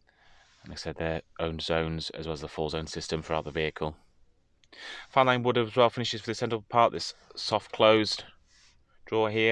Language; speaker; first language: English; native; English